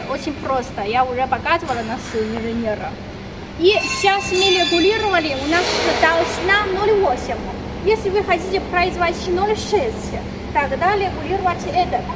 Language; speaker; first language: Russian; non-native, learner; Chinese